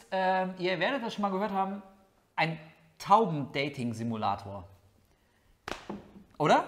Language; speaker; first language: German; native; German